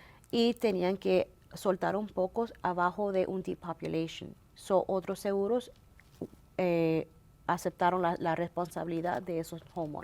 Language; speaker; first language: Spanish; early bilingual, heritage; Spanish